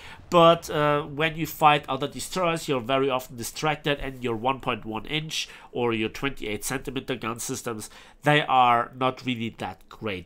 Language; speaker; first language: English; non-native, fluent; German